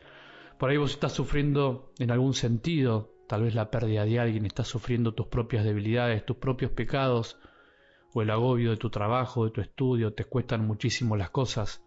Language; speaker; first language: Spanish; native; Spanish